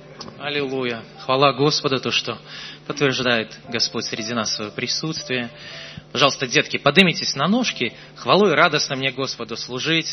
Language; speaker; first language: Russian; native; Russian